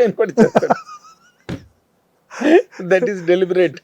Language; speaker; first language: Telugu; native; Telugu